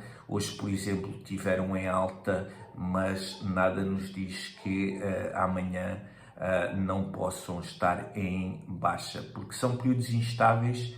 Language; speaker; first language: Portuguese; native; Portuguese